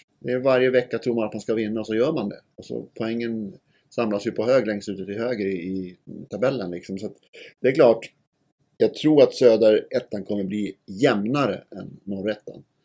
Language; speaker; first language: Swedish; native; Swedish